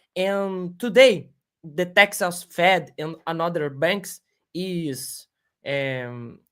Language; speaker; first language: English; non-native, learner; Portuguese